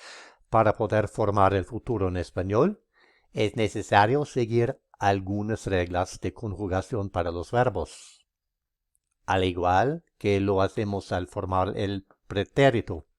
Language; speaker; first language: Spanish; non-native, fluent; English